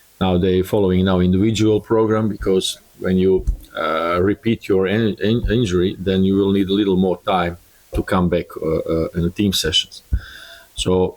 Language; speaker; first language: English; non-native, learner; Croatian